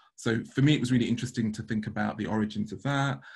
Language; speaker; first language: English; native; English